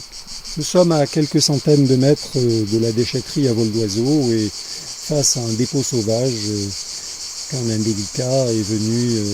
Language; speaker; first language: French; native; French